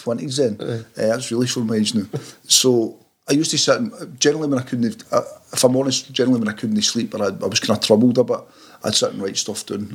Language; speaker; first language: English; native; English